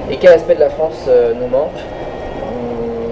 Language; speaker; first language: French; native; French